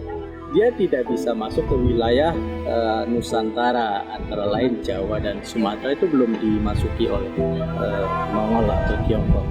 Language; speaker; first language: Indonesian; native; Indonesian